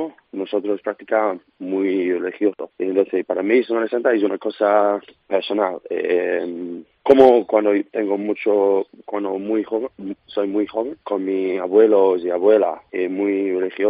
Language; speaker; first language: Spanish; non-native, learner; English